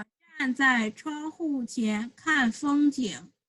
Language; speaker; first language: Chinese; non-native, fluent; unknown